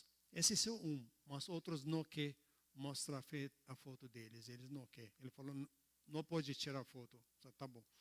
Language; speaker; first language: Portuguese; non-native, learner; Arabic